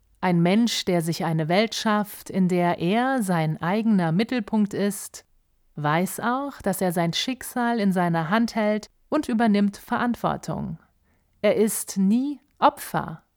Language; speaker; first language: German; native; German